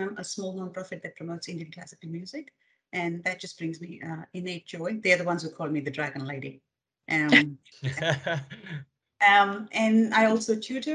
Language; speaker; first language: English; non-native, local second language; Hindi